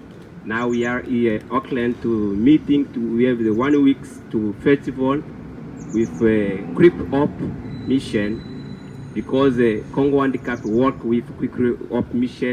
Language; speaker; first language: English; non-native, local second language; French